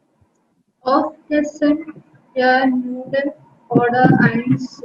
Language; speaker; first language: German; non-native, learner; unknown